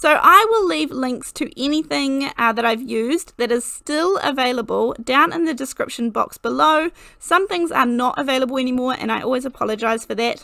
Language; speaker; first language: English; native; English